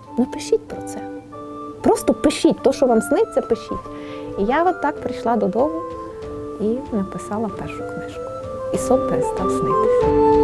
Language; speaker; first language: Ukrainian; native; Ukrainian